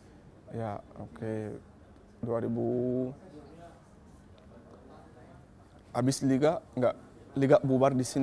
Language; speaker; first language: Indonesian; non-native, learner; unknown